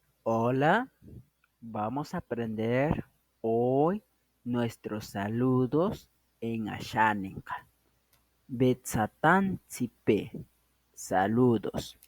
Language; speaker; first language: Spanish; non-native, local second language; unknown